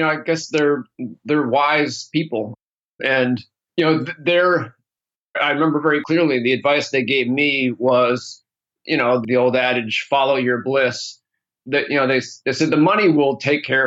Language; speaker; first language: English; native; English